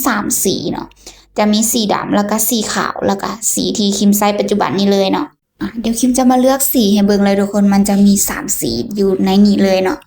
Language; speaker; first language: Thai; non-native, local second language; Lao